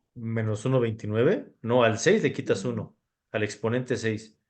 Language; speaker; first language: Spanish; native; Spanish